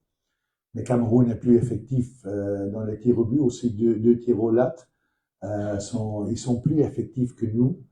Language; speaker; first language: French; non-native, learner; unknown